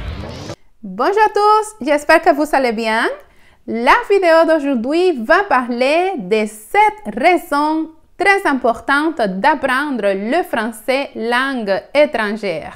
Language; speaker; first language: French; non-native, fluent; Spanish